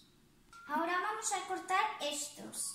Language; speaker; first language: Spanish; non-native, learner; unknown